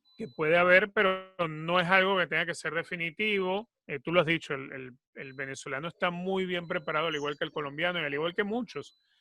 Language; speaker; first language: Spanish; native; Spanish